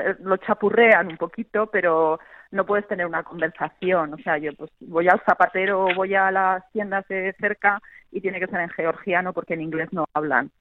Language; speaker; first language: Spanish; native; Spanish